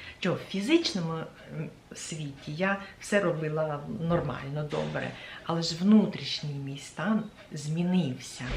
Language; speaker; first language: Ukrainian; native; Ukrainian